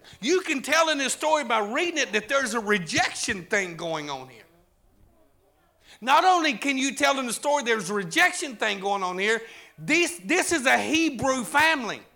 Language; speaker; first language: English; native; English